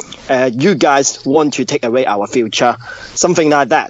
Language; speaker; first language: English; early bilingual, other home language; Chinese